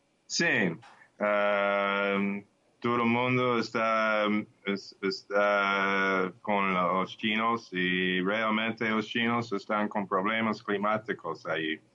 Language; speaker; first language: Portuguese; non-native, learner; Spanish